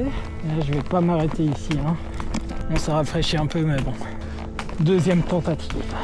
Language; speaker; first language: French; native; French